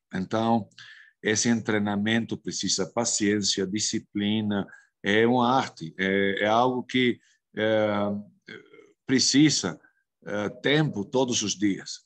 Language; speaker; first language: Portuguese; non-native, fluent; Spanish